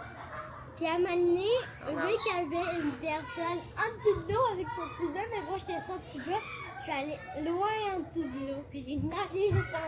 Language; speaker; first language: French; native; French